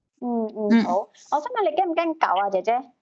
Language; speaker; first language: Cantonese; native; Cantonese